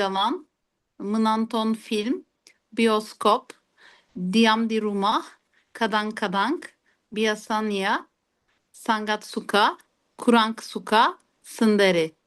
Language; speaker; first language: Indonesian; non-native, learner; Turkish